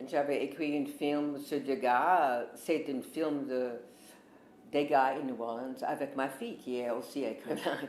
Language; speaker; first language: French; non-native, fluent; English